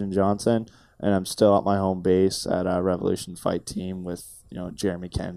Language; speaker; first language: English; native; English